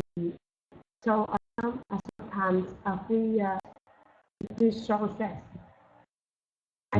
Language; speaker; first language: English; non-native, learner; Vietnamese